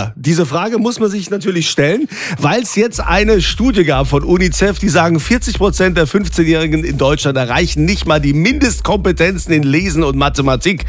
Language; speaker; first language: German; native; German